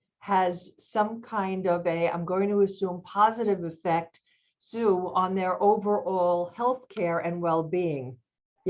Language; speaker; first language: English; native; English